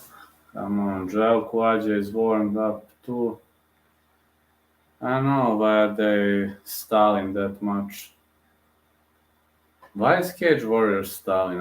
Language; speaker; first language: English; non-native, fluent; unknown